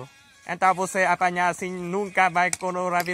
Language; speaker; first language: Portuguese; non-native, learner; Vietnamese